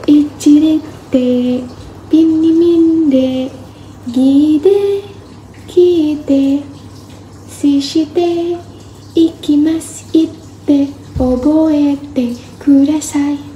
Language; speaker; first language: Japanese; non-native, learner; Indonesian